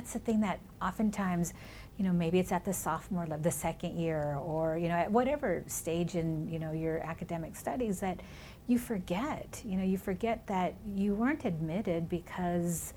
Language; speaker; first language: English; early bilingual, other home language; Spanish